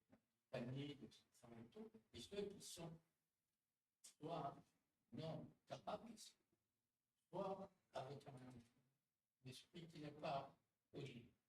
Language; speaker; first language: French; non-native, local second language; Arabic